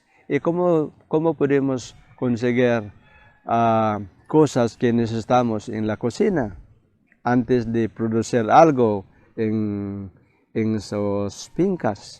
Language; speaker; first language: Spanish; non-native, fluent; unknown